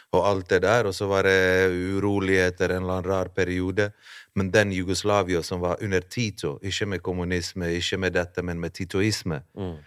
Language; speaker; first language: Norwegian; early bilingual, other home language; Bosnian